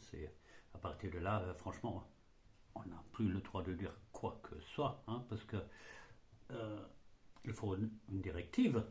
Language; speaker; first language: French; non-native, fluent; German